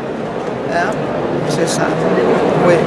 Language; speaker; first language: French; non-native, fluent; Spanish